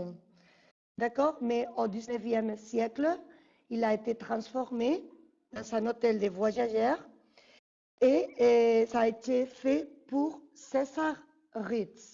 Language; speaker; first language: French; non-native, fluent; Spanish